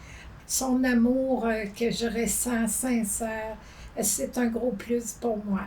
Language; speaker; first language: French; native; French